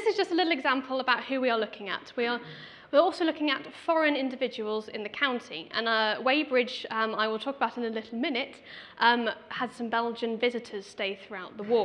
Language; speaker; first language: English; native; English